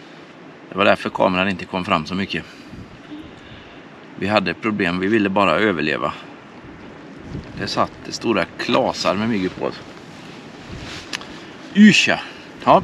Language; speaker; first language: Swedish; native; Swedish